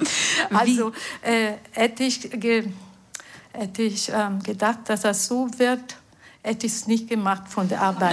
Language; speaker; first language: German; non-native, fluent; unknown